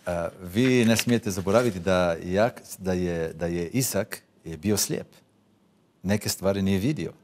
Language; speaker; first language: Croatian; non-native, fluent; Hebrew